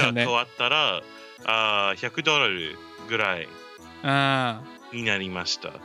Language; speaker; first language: Japanese; non-native, learner; English